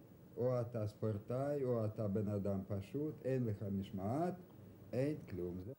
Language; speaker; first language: Hebrew; non-native, learner; Russian